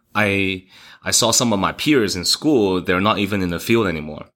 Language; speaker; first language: English; early bilingual, other home language; Cantonese